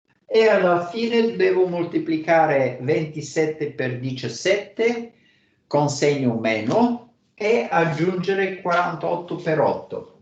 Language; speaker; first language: Italian; non-native, fluent; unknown